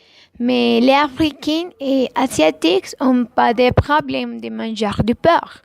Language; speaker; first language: French; non-native, learner; Spanish